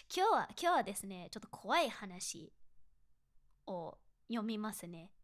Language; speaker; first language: Japanese; non-native, fluent; English